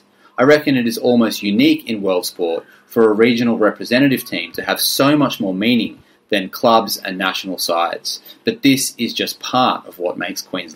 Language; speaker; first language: English; native; English